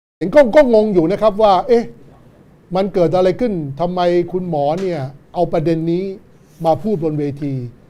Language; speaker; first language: Thai; native; Thai